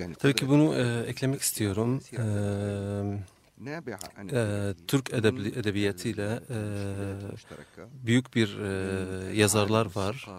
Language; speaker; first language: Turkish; non-native, fluent; Arabic